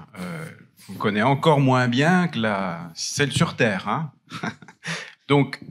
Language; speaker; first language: French; native; French